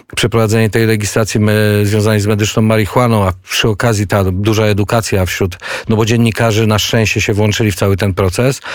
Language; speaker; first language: Polish; native; Polish